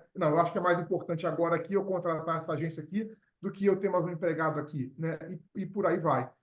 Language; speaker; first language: Portuguese; native; Portuguese